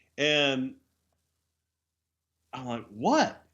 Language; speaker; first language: English; native; English